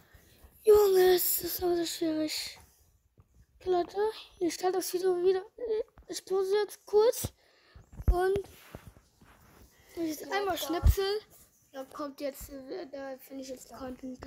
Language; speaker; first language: German; native; German